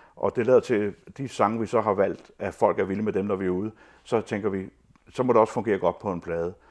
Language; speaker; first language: Danish; native; Danish